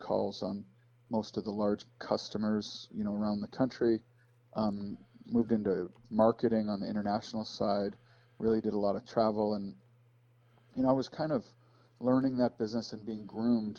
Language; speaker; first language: English; native; English